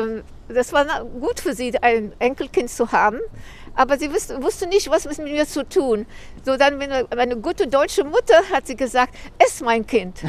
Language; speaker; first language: German; early bilingual, heritage; German